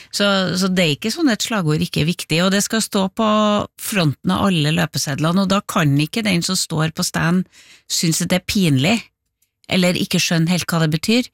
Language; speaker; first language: Norwegian; native; Norwegian